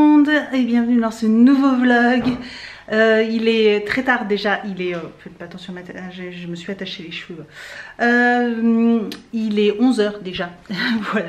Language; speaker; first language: French; native; French